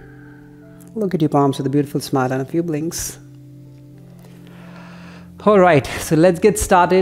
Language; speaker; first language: English; non-native, local second language; Hindi